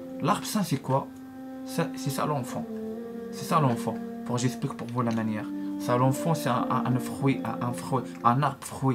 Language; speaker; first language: French; non-native, learner; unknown